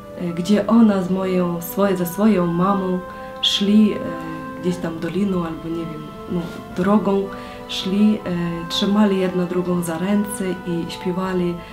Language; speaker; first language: Polish; non-native, learner; Ukrainian